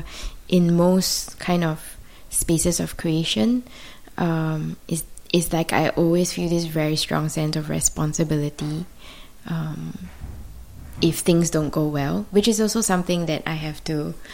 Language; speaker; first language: English; native; English